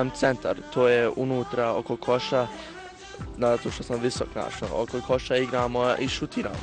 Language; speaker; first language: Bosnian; early bilingual, heritage; Bosnian